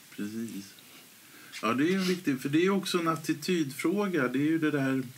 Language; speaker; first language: Swedish; native; Swedish